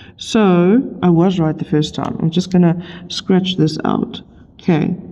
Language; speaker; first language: English; non-native, local second language; Afrikaans